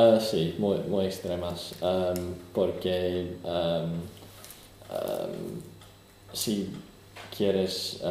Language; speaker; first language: Spanish; non-native, learner; English